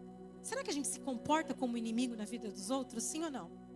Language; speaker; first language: Portuguese; native; Portuguese